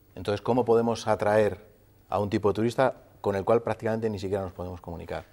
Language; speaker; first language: Spanish; native; Spanish